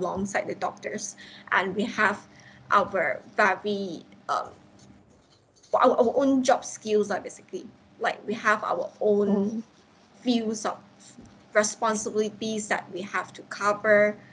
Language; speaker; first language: English; non-native, local second language; Cantonese